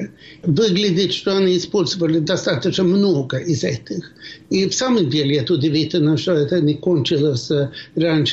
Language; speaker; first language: Russian; non-native, fluent; Swedish